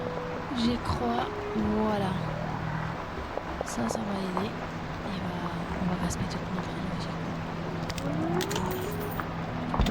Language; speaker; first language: French; non-native, fluent; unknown